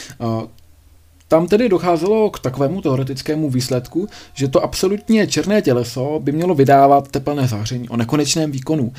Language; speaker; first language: Czech; native; Czech